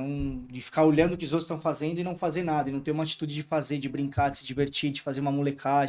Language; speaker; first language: Portuguese; native; Portuguese